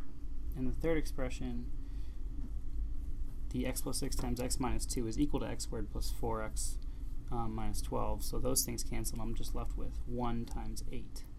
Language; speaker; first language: English; native; English